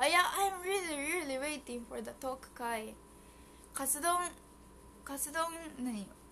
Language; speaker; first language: English; early bilingual, other home language; Japanese